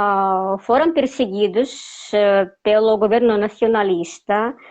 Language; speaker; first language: Portuguese; non-native, fluent; Russian